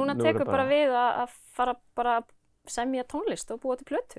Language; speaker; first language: Icelandic; native; Icelandic